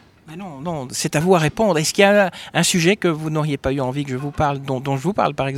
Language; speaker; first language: French; native; French